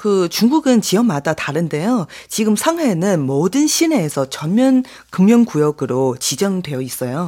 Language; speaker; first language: Korean; non-native, fluent; Chinese